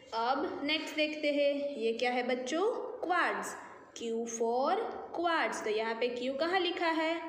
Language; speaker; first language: Hindi; non-native, local second language; Gujarati